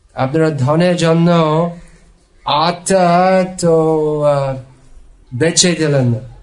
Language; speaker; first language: Bangla; non-native, fluent; English